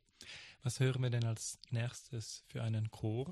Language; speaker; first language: German; native; German